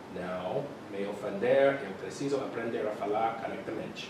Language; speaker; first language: Portuguese; non-native, learner; English